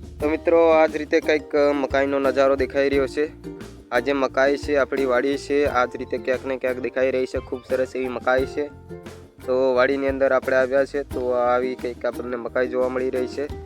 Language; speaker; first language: Gujarati; non-native, local second language; Rathawi